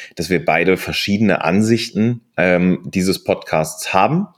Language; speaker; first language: German; non-native, fluent; Polish